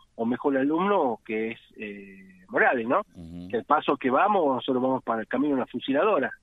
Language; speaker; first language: Spanish; native; Spanish